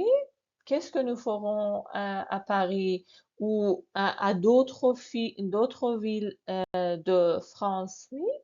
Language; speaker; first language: French; non-native, fluent; Persian